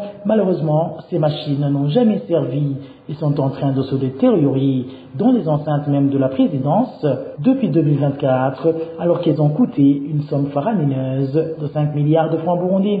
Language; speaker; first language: French; non-native, local second language; Rundi